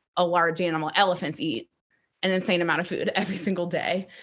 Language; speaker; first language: English; native; English